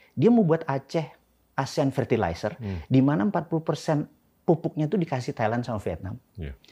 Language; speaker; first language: Indonesian; non-native, local second language; Javanese